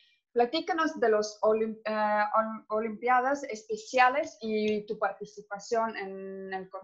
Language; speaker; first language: Spanish; non-native, fluent; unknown